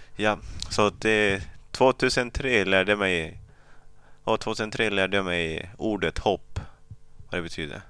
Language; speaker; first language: Swedish; early bilingual, other home language; Kinyarwanda